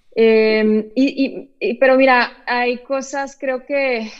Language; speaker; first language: Spanish; early bilingual, other home language; French